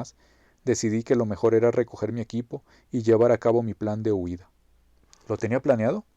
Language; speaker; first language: Spanish; native; Spanish